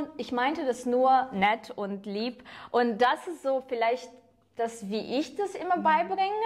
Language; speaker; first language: German; non-native, fluent; Ukrainian